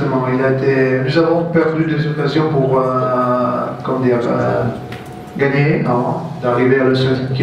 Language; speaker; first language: French; non-native, fluent; Turkish